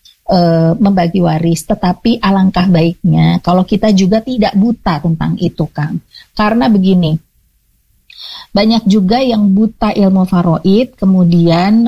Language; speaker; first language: Indonesian; native; Indonesian